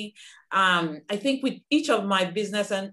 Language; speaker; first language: English; non-native, local second language; Igbo